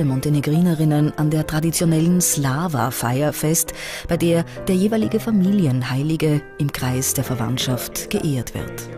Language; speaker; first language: German; native; German